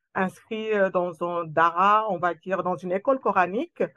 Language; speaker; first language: French; non-native, local second language; Wolof